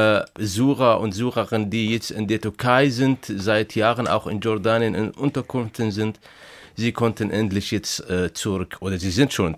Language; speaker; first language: German; non-native, fluent; Arabic